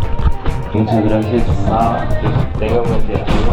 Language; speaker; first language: Spanish; non-native, learner; Korean